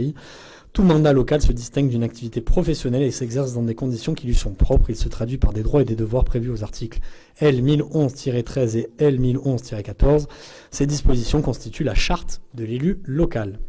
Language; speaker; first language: French; native; French